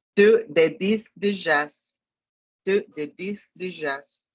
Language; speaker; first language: French; non-native, fluent; Spanish